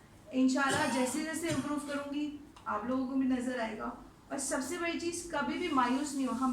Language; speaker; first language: Urdu; non-native, local second language; Gujarati